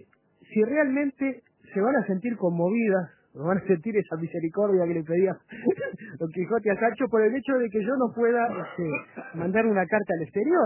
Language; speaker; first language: Spanish; native; Spanish